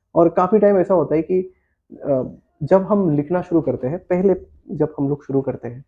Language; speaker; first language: Hindi; non-native, local second language; Assamese